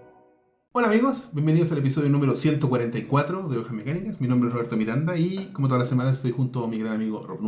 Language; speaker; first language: Spanish; native; Spanish